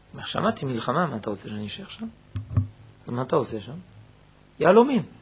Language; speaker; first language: Hebrew; native; Hebrew